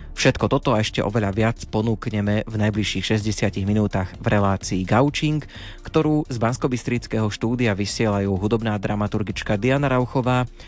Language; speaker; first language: Slovak; native; Slovak